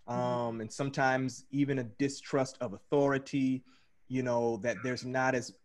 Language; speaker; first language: English; native; English